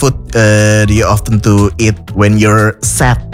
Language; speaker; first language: English; non-native, fluent; Indonesian